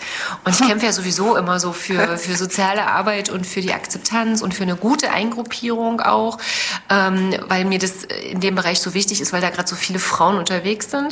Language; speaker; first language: German; native; German